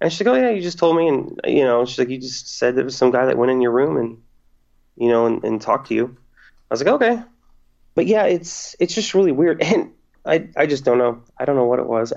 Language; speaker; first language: English; native; English